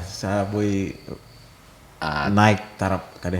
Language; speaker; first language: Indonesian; native; Indonesian